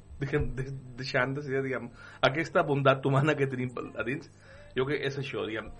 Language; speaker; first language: Catalan; non-native, fluent; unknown